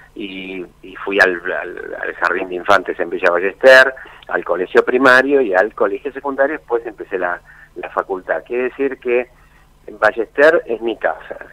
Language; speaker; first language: Spanish; native; Spanish